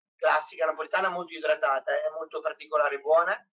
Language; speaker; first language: Italian; native; Italian